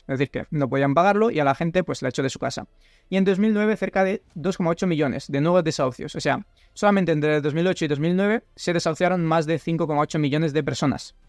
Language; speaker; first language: Spanish; native; Spanish